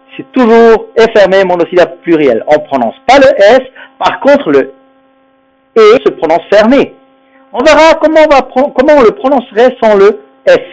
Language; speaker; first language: French; non-native, fluent; Spanish